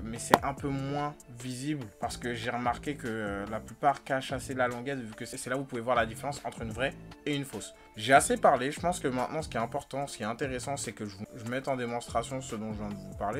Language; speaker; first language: French; native; French